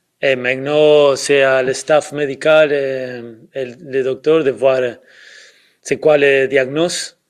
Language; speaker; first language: French; non-native, fluent; Spanish